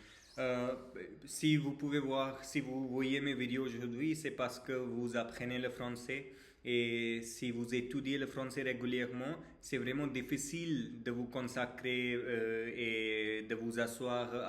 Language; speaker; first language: French; non-native, learner; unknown